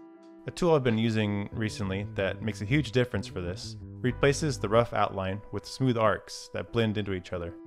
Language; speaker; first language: English; native; English